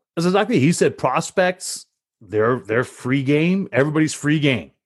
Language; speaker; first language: English; native; English